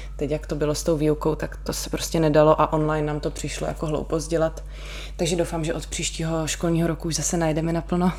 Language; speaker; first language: Czech; native; Czech